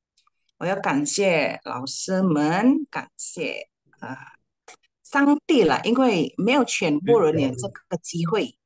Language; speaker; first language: Chinese; early bilingual, heritage; Chinese